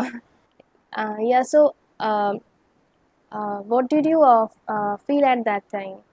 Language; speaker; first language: English; non-native, local second language; Bangla